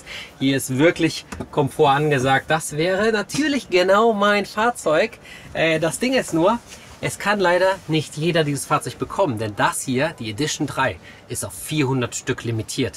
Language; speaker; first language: German; native; German